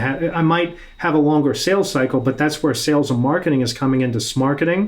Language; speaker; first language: English; native; English